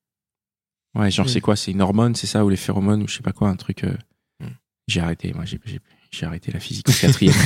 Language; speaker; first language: French; native; French